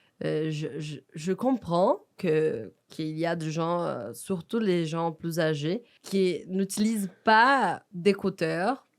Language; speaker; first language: French; non-native, fluent; Portuguese